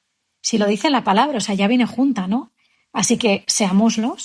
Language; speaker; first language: Spanish; native; Spanish